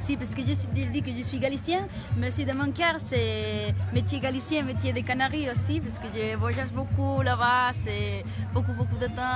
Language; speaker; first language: French; non-native, learner; Galician